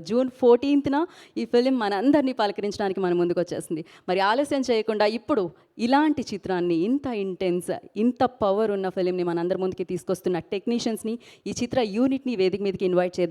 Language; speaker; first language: Telugu; native; Telugu